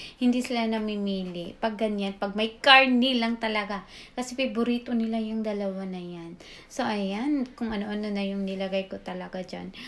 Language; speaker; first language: Filipino; non-native, local second language; Cebuano